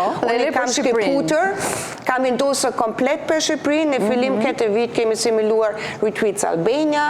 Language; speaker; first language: Albanian; non-native, fluent; German